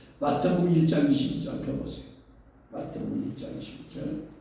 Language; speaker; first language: Korean; native; Korean